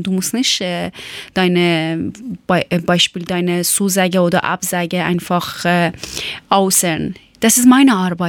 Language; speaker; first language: German; non-native, learner; Persian